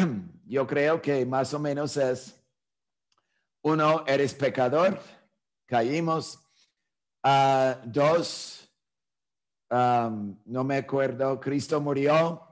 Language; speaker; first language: Spanish; non-native, fluent; English